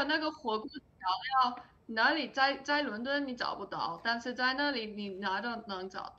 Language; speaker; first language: Chinese; early bilingual, heritage; English